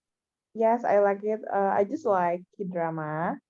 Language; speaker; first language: English; non-native, learner; Indonesian